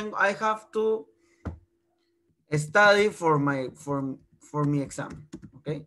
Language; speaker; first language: English; non-native, fluent; Spanish